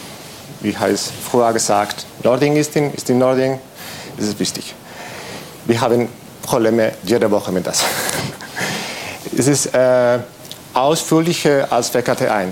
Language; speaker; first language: German; non-native, fluent; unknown